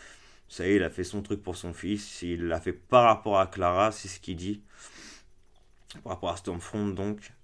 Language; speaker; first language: French; native; French